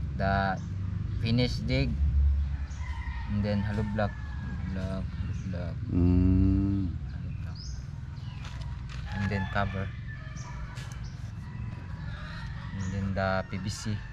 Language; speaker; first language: English; non-native, learner; Cebuano